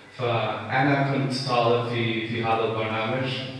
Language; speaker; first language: Arabic; non-native, fluent; English